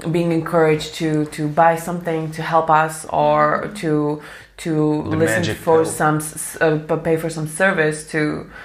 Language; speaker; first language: English; non-native, fluent; Slovak